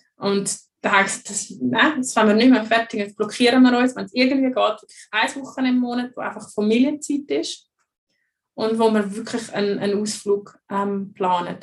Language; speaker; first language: German; native; German